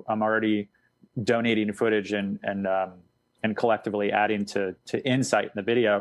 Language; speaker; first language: English; native; English